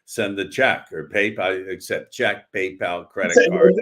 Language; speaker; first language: English; native; English